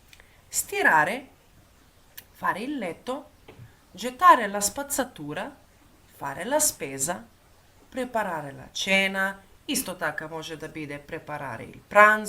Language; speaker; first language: Italian; non-native, fluent; Macedonian